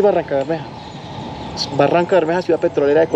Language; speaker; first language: Spanish; native; Spanish